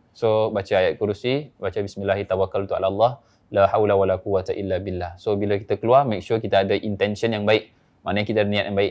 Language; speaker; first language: Malay; native; Malay